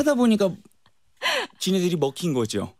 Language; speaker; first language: Korean; native; Korean